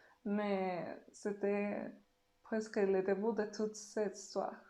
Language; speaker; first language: French; non-native, learner; Spanish